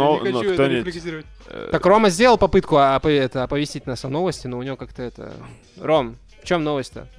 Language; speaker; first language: Russian; native; Russian